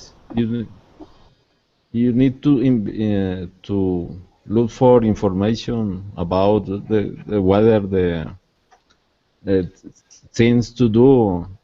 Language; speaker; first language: English; non-native, learner; Spanish